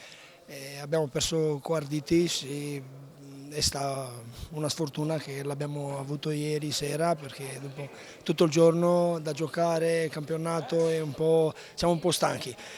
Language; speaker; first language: Italian; non-native, local second language; Romanian